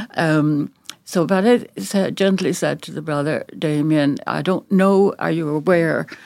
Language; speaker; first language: English; native; English